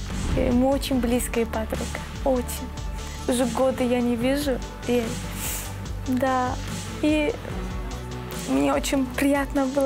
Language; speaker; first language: Russian; non-native, learner; Azerbaijani